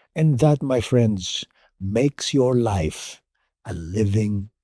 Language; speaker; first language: English; non-native, local second language; Filipino